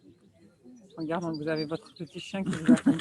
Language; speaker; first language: French; native; French